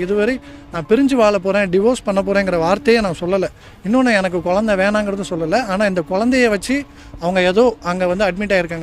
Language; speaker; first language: Tamil; native; Tamil